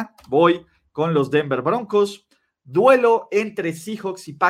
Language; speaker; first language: Spanish; native; Spanish